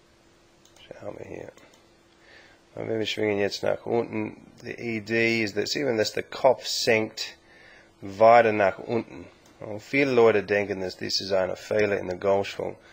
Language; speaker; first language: German; non-native, learner; English